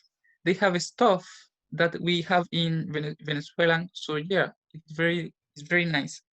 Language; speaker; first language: English; non-native, learner; Spanish